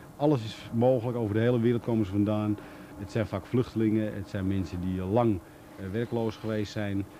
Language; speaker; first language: Dutch; native; Dutch